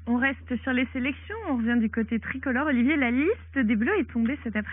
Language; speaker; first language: French; native; French